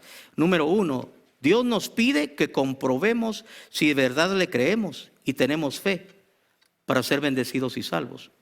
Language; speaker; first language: Spanish; native; Spanish